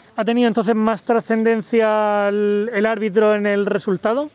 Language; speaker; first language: Spanish; native; Spanish